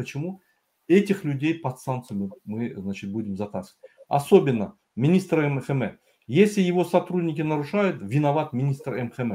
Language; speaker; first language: Russian; native; Russian